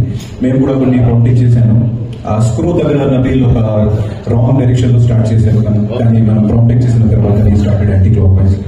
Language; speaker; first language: Telugu; non-native, fluent; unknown